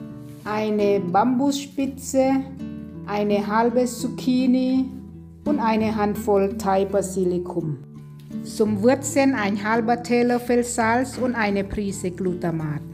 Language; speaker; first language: German; non-native, fluent; Thai